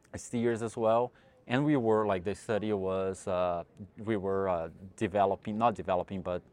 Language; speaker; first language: English; non-native, fluent; Portuguese